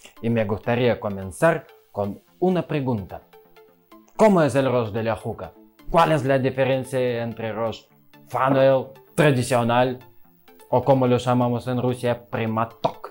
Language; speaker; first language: Spanish; non-native, learner; Russian